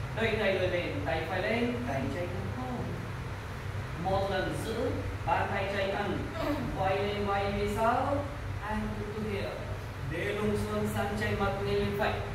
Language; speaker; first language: Vietnamese; non-native, learner; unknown